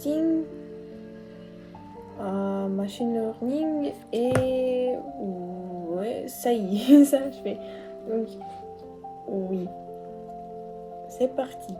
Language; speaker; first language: French; non-native, learner; Russian